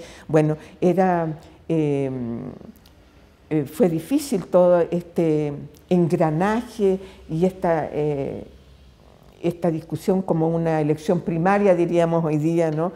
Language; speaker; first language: Spanish; native; Spanish